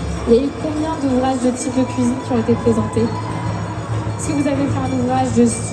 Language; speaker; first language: French; native; French